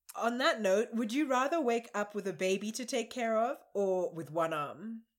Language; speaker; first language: English; native; English